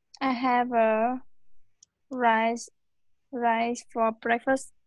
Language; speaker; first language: English; non-native, learner; Vietnamese